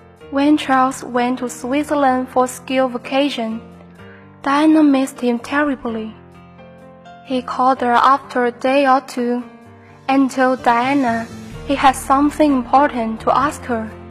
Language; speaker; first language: English; non-native, fluent; Chinese